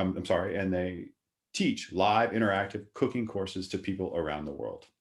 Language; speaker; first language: English; native; English